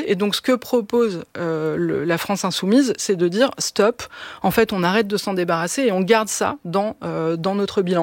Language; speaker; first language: French; native; French